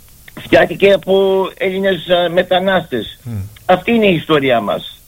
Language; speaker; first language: Greek; early bilingual, heritage; Greek